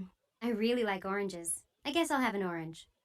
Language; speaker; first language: English; non-native, learner; Spanish